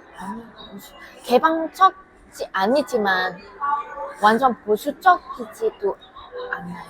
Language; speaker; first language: Korean; non-native, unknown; Vietnamese